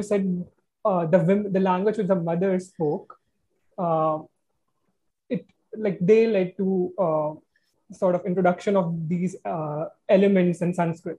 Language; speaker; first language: English; non-native, local second language; Hindi